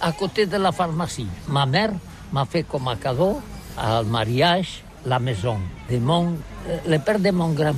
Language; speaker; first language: French; non-native, learner; Catalan